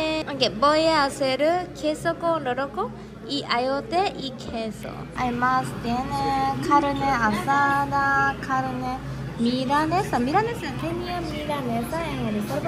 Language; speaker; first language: Spanish; non-native, learner; Japanese